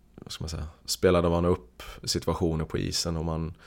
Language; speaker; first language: Swedish; native; Swedish